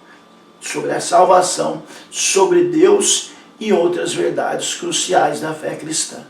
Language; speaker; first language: Portuguese; native; Portuguese